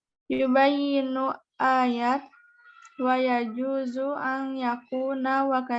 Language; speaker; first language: Arabic; non-native, learner; Indonesian